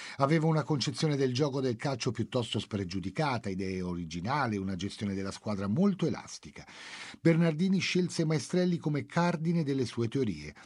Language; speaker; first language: Italian; native; Italian